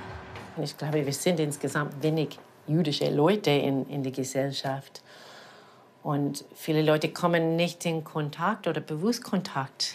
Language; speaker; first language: German; non-native, fluent; English